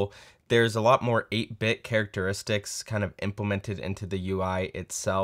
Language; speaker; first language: English; native; English